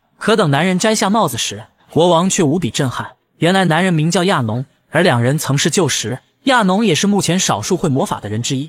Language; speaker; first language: Chinese; native; Chinese